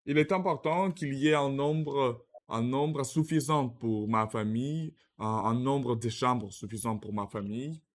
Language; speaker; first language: French; non-native, learner; Russian